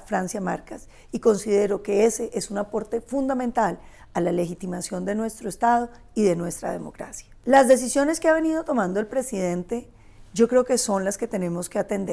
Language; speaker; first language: Spanish; native; Spanish